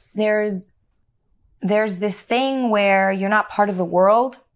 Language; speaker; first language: English; native; English